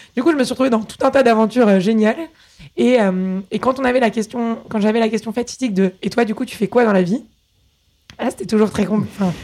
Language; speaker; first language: French; native; French